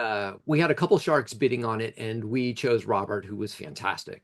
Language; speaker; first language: English; native; English